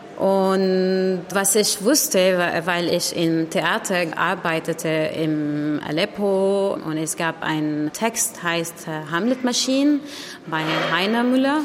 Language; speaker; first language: German; non-native, learner; Arabic